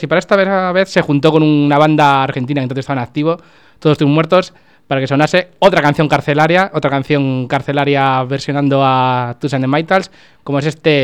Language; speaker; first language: Spanish; native; Spanish